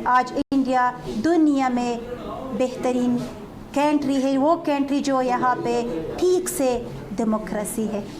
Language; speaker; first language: Hindi; non-native, fluent; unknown